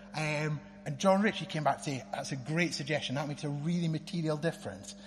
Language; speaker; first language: English; native; English